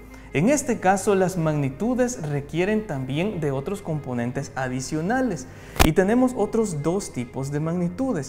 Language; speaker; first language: Spanish; native; Spanish